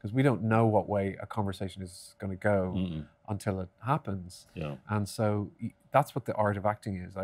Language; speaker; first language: English; native; English